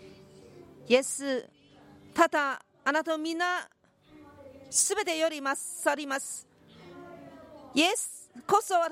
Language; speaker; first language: Japanese; non-native, fluent; Korean